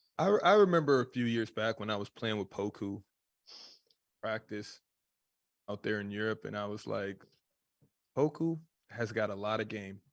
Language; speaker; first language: English; native; English